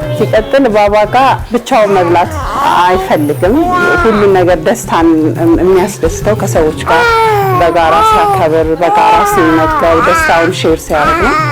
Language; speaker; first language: Amharic; native; Amharic